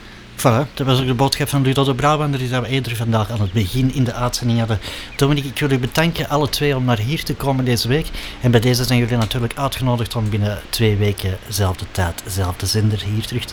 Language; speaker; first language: Dutch; native; Dutch